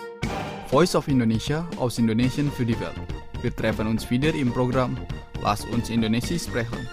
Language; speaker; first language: German; non-native, fluent; Indonesian